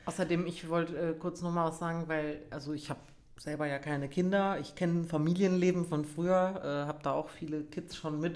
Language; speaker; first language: German; native; German